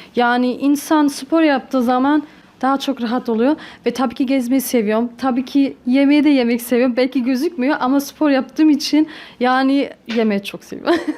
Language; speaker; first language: Turkish; early bilingual, heritage; Turkish